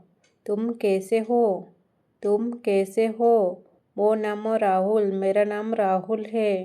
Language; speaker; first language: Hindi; non-native, local second language; Odia